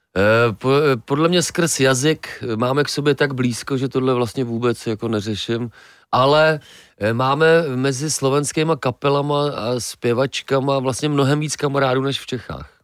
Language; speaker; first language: Czech; native; Czech